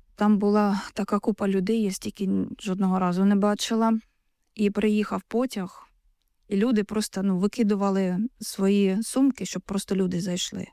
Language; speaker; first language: Ukrainian; non-native, local second language; Russian